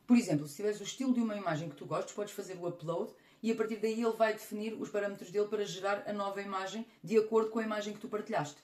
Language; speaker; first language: Portuguese; native; Portuguese